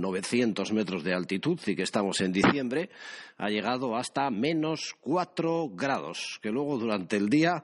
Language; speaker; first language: Spanish; native; Spanish